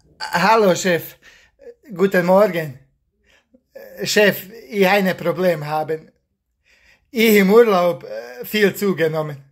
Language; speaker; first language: German; non-native, learner; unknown